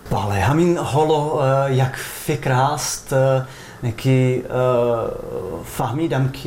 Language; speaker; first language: Persian; non-native, fluent; Czech